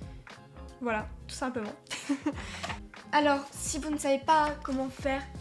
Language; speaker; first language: French; native; French